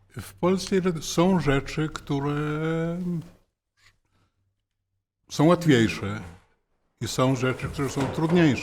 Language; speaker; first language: Polish; non-native, fluent; Hebrew